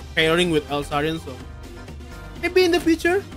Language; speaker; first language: English; non-native, fluent; Indonesian